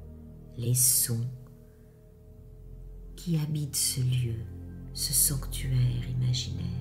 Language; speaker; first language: French; native; French